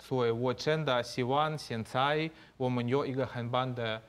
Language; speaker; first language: Chinese; non-native, fluent; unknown